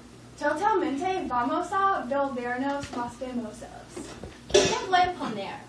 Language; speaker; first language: Spanish; non-native, learner; English